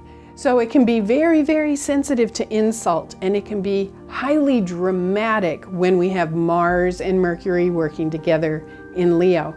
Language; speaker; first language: English; native; English